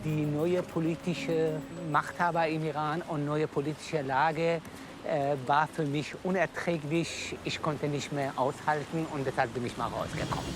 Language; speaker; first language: German; non-native, fluent; Persian